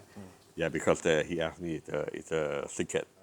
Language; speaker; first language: English; non-native, learner; Thai